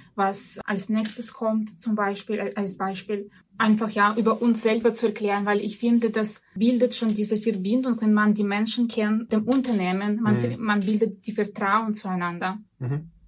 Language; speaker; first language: German; non-native, fluent; Russian